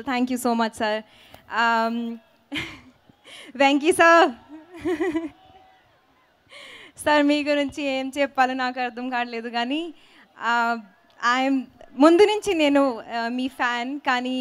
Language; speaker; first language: Telugu; non-native, fluent; Hindi